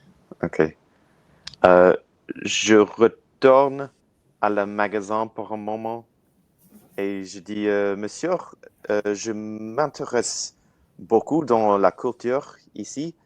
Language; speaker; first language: French; non-native, learner; English